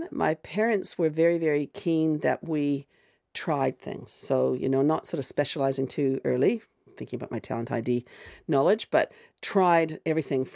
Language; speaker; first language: English; native; English